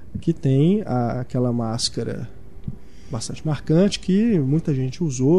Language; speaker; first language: Portuguese; native; Portuguese